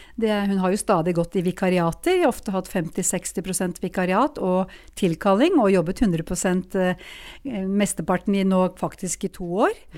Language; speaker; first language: Norwegian; native; Norwegian